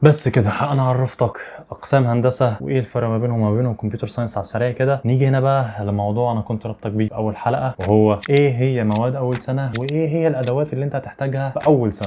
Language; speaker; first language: Arabic; native; Arabic